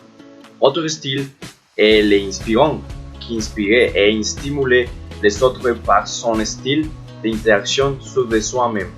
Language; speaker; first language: French; non-native, learner; Spanish